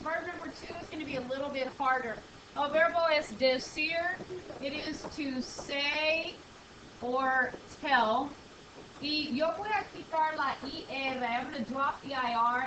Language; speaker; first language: English; native; English